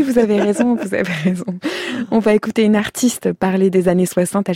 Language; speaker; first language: French; native; French